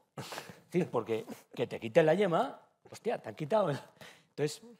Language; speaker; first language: Spanish; native; Spanish